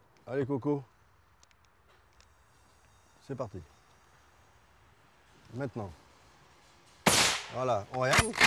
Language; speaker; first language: French; native; French